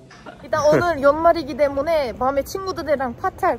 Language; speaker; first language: Korean; non-native, fluent; Turkish